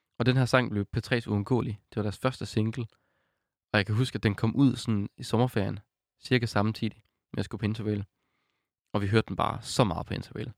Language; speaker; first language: Danish; native; Danish